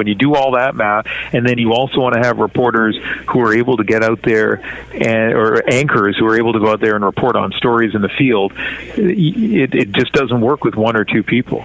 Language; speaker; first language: English; native; English